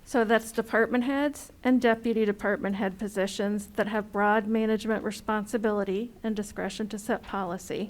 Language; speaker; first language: English; native; English